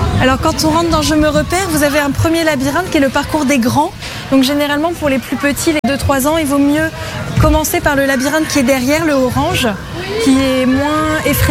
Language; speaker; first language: French; native; French